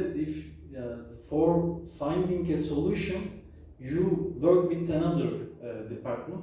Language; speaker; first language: English; non-native, learner; Turkish